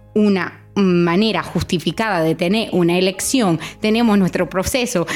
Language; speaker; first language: Spanish; early bilingual, heritage; Spanish